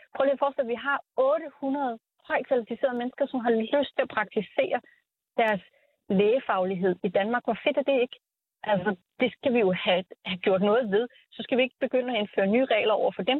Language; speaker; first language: Danish; native; Danish